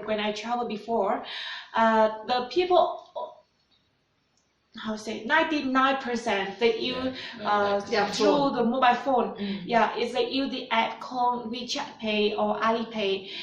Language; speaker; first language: English; non-native, learner; Vietnamese